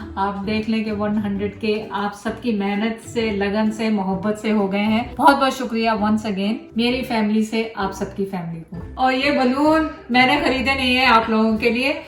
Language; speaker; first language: Urdu; native; Urdu